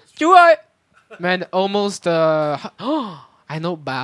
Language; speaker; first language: English; non-native, fluent; French